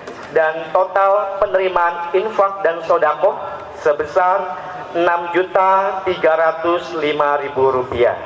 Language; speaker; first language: Indonesian; native; Indonesian